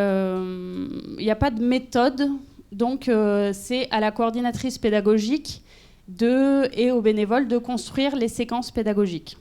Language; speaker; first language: French; native; French